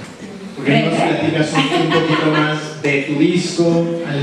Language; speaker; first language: Spanish; native; Spanish